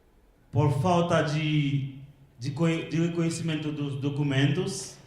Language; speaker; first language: Portuguese; non-native, local second language; Haitian Creole